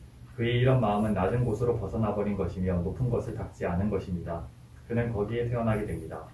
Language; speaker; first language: Korean; native; Korean